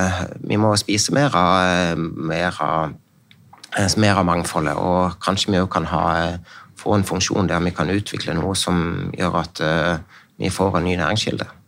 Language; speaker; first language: Norwegian; native; Norwegian